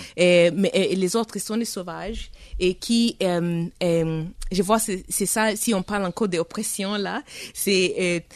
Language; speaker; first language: French; early bilingual, heritage; French